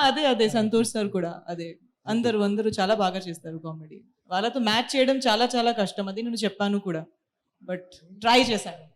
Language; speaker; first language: Telugu; non-native, local second language; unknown